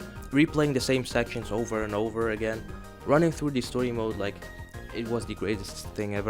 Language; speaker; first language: English; non-native, fluent; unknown